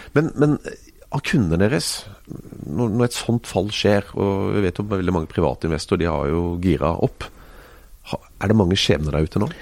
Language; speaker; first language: Norwegian; native; Norwegian